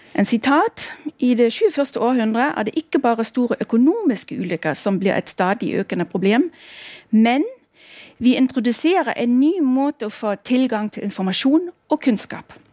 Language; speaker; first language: Norwegian; non-native, fluent; German